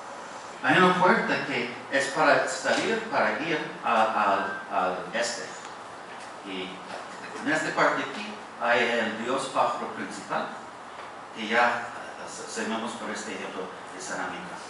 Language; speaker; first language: Spanish; non-native, fluent; English